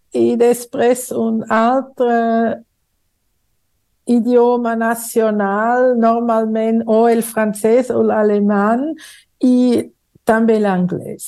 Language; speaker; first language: Catalan; non-native, fluent; German